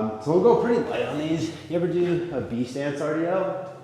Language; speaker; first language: English; native; English